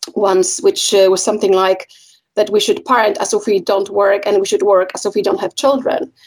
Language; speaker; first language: English; non-native, fluent; Polish